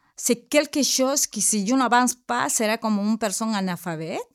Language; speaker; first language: French; non-native, learner; Spanish